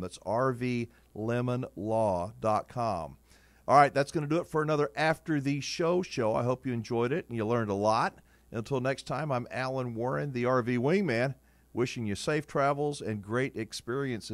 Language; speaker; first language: English; native; English